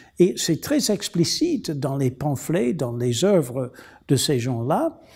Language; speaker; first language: French; non-native, fluent; English